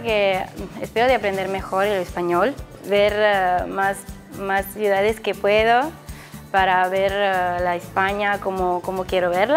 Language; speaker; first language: Spanish; non-native, learner; Italian